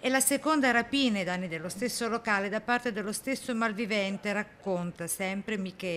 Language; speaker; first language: Italian; native; Italian